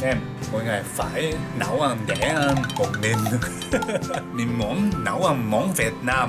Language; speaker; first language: Vietnamese; non-native, learner; Japanese